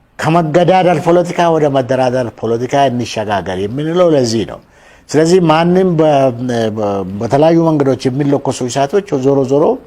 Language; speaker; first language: Amharic; non-native, local second language; Oromo